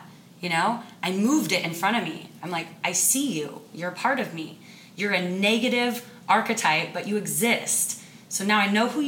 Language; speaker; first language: English; native; English